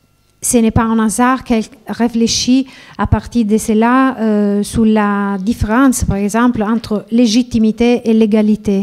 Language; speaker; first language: French; non-native, fluent; Italian